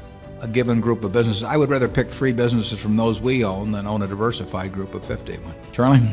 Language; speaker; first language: English; native; English